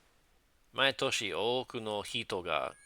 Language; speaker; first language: Japanese; non-native, learner; English